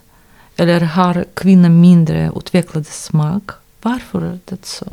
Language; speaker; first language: Swedish; non-native, fluent; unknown